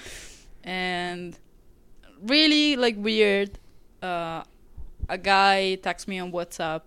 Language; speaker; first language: English; non-native, fluent; Italian